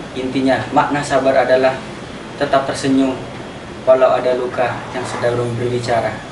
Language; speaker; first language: Indonesian; non-native, local second language; Madurese